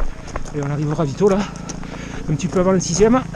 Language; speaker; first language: French; native; French